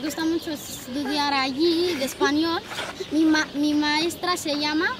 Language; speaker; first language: Spanish; non-native, learner; Arabic